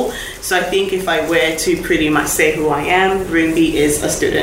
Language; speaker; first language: English; non-native, local second language; Shona